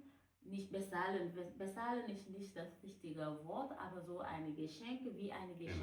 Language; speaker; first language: German; non-native, fluent; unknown